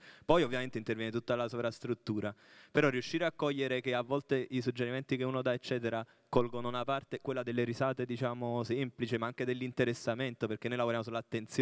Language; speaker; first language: Italian; native; Italian